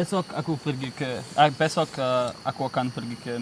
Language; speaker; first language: Indonesian; non-native, learner; English